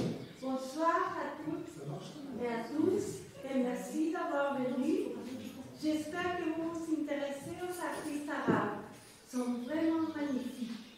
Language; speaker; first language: French; non-native, fluent; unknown